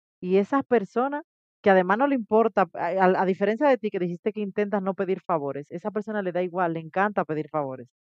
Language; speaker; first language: Spanish; native; Spanish